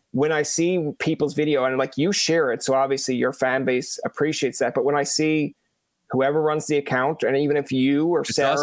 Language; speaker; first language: English; native; English